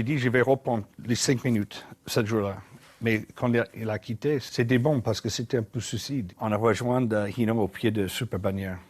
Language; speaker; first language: French; non-native, learner; English